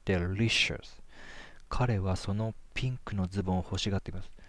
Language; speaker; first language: Japanese; native; Japanese